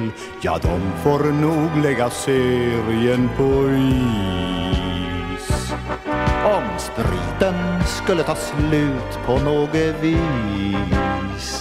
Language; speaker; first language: Swedish; native; Swedish